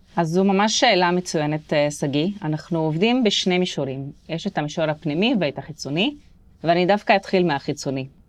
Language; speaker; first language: Hebrew; non-native, local second language; Arabic